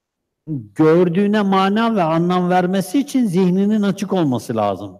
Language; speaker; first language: Turkish; native; Turkish